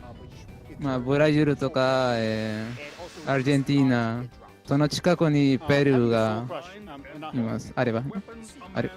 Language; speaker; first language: Japanese; non-native, learner; Spanish